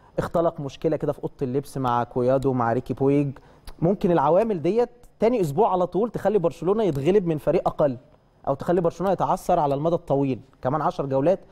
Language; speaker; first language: Egyptian Arabic; native; Egyptian Arabic